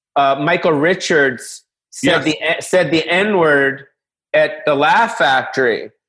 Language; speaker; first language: English; native; English